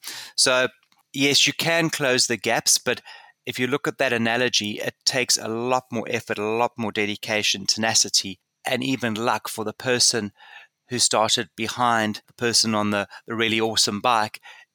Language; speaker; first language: English; native; English